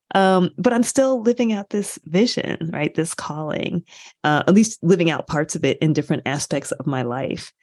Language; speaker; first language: English; native; English